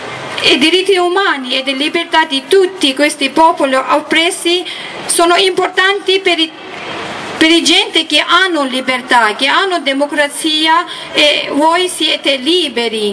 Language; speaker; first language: Italian; non-native, learner; Tibetan